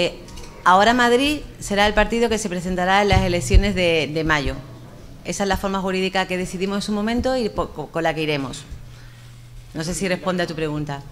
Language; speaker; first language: Spanish; native; Spanish